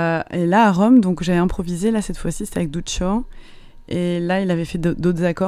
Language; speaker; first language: French; native; French